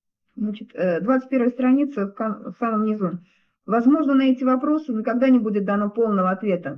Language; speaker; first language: Russian; native; Russian